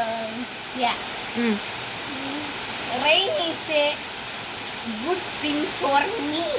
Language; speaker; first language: English; non-native, learner; Malayalam